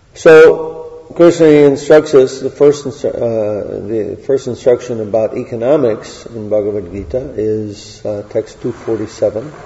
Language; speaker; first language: English; native; English